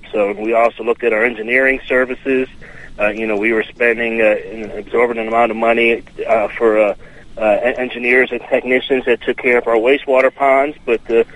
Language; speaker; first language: English; native; English